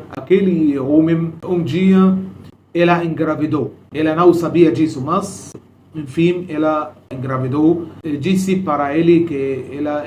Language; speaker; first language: Portuguese; non-native, fluent; Arabic